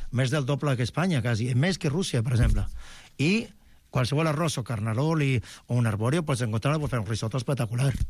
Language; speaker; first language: Catalan; non-native, fluent; Italian